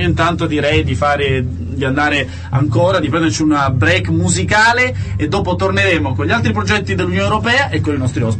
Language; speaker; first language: Italian; native; Italian